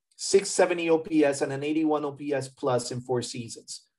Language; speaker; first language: English; early bilingual, other home language; Spanish